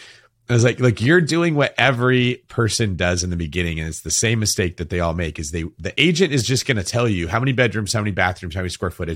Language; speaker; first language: English; native; English